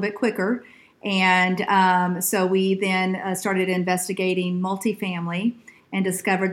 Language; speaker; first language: English; native; English